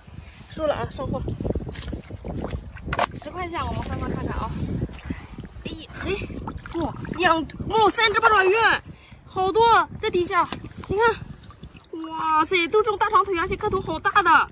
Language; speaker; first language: Chinese; native; Chinese